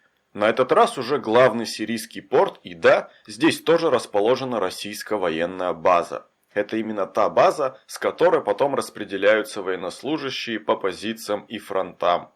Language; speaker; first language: Russian; native; Russian